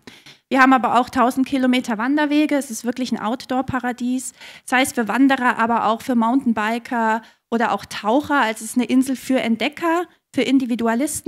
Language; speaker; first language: German; native; German